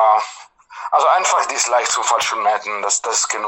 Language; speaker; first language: German; non-native, fluent; Italian